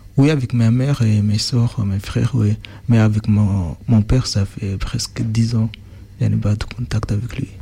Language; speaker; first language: French; non-native, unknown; Arabic